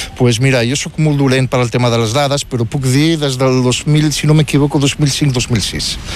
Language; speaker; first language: Catalan; non-native, fluent; Riffian